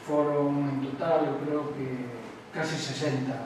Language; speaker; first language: Spanish; non-native, local second language; Galician